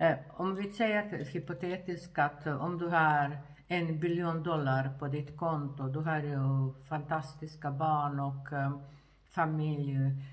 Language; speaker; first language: Swedish; non-native, fluent; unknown